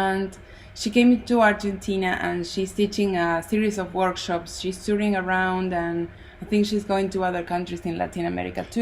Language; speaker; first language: English; non-native, fluent; Spanish